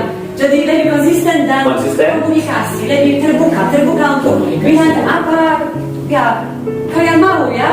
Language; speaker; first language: Indonesian; non-native, fluent; Polish